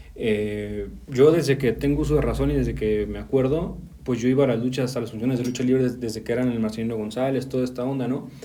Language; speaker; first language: Spanish; native; Spanish